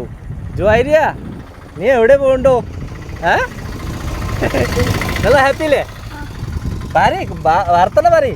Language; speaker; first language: Malayalam; non-native, learner; Bangla